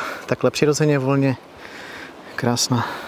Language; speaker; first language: Czech; native; Czech